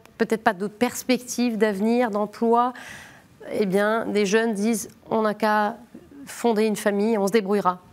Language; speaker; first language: French; native; French